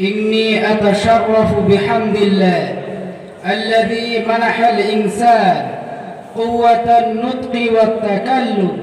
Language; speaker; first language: Arabic; non-native, learner; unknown